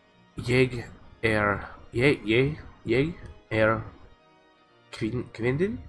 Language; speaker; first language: Danish; non-native, learner; English